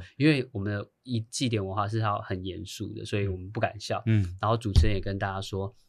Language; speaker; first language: Chinese; native; Chinese